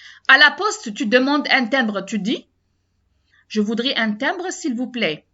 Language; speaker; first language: French; non-native, learner; Arabic